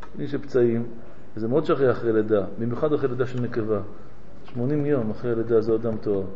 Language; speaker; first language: Hebrew; non-native, fluent; French